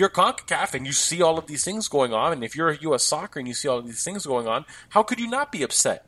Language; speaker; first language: English; native; English